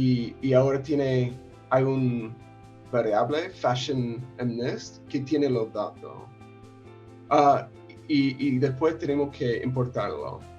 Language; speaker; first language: Spanish; non-native, fluent; English